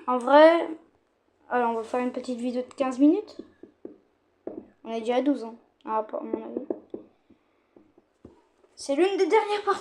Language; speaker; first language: French; native; French